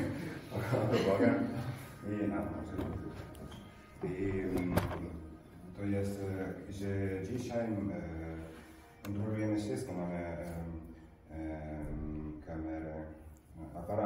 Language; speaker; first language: Polish; non-native, learner; Italian